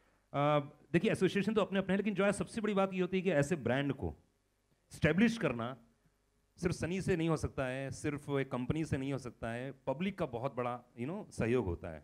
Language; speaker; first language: Hindi; native; Hindi